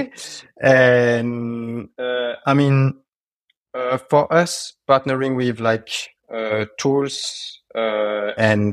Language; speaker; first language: English; non-native, fluent; French